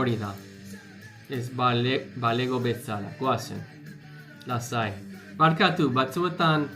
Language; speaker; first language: Basque; non-native, learner; English